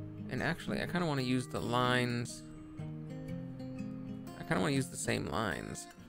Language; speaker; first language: English; native; English